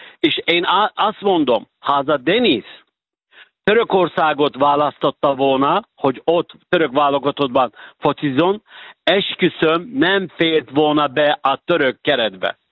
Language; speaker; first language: Hungarian; non-native, fluent; Turkish